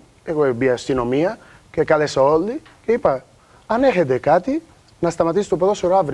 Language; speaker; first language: Greek; non-native, learner; Portuguese